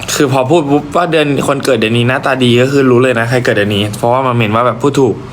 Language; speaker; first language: Thai; native; Thai